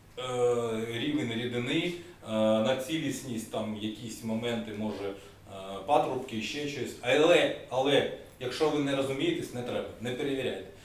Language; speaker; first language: Ukrainian; non-native, local second language; Russian